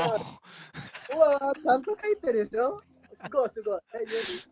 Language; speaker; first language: Japanese; non-native, local second language; Indonesian